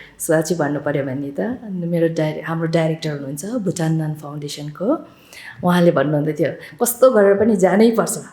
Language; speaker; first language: Nepali; non-native, fluent; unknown